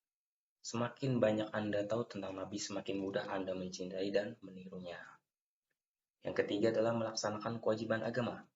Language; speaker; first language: Indonesian; native; Indonesian